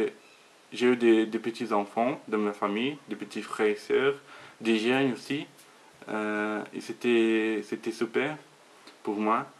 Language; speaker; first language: French; non-native, learner; Portuguese